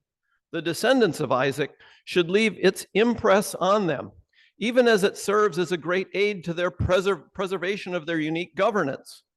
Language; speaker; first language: English; native; English